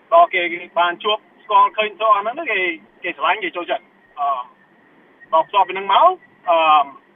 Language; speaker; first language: Khmer; early bilingual, heritage; Khmer